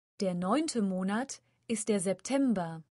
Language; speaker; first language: German; non-native, learner; Russian